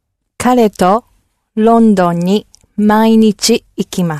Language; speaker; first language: Japanese; non-native, learner; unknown